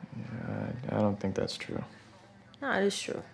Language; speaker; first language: English; native; English